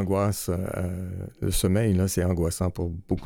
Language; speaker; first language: French; native; French